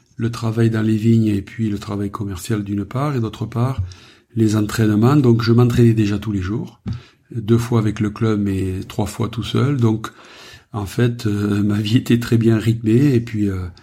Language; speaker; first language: French; native; French